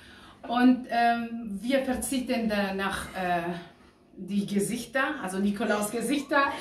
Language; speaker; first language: German; non-native, fluent; Aramaic